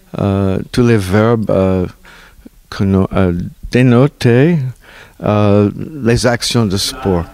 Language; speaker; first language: French; non-native, learner; English